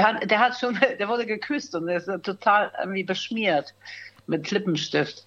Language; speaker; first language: German; native; German